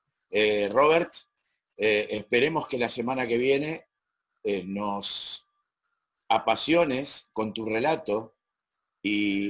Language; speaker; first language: Spanish; native; Spanish